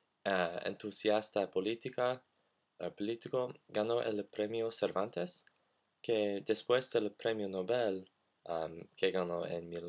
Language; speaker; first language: Spanish; non-native, learner; English